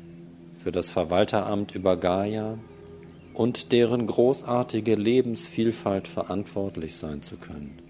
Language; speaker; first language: German; native; German